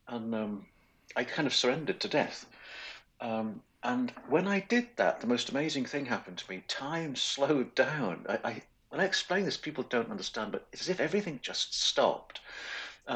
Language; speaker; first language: English; native; English